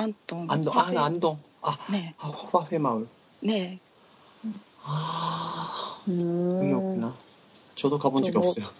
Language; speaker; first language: Korean; non-native, learner; Japanese